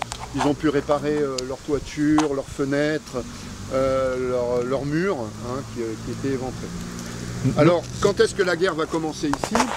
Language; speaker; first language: French; native; French